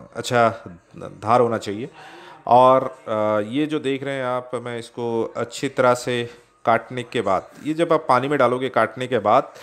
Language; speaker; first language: Hindi; non-native, local second language; Odia